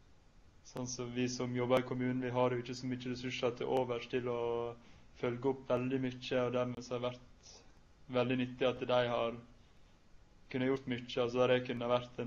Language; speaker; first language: Norwegian; native; Norwegian